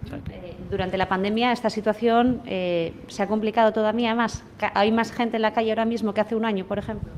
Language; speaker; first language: Spanish; native; Spanish